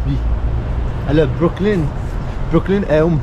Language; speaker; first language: French; non-native, learner; Spanish